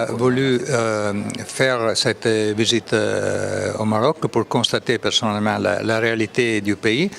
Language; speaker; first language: French; non-native, fluent; Italian